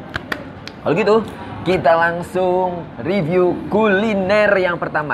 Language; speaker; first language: Indonesian; native; Indonesian